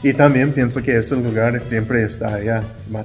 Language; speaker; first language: Spanish; non-native, learner; English